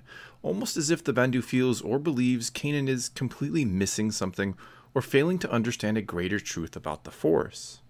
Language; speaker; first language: English; native; English